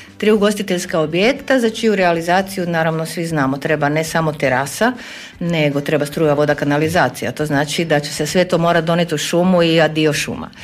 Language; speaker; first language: Croatian; native; Croatian